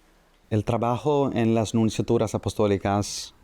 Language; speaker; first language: Spanish; non-native, fluent; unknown